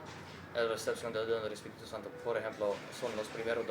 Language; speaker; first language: Spanish; non-native, learner; English